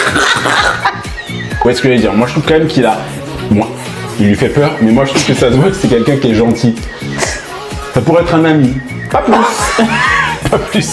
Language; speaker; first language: French; native; French